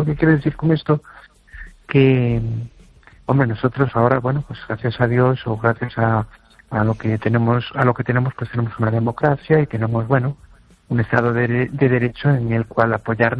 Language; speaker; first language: Spanish; native; Spanish